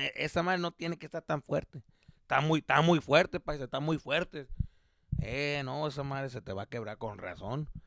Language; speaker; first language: Spanish; early bilingual, other home language; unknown